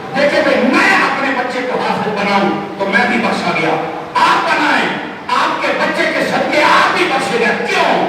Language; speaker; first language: Urdu; non-native, local second language; Punjabi